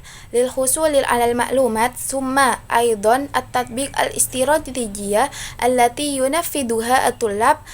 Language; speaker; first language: Arabic; non-native, learner; Indonesian